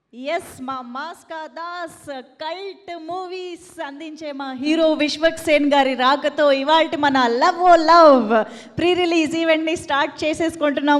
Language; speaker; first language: Telugu; native; Telugu